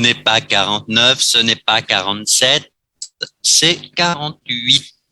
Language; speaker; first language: French; non-native, fluent; Vietnamese